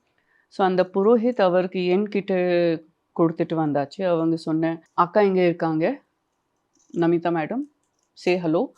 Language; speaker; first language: Tamil; non-native, local second language; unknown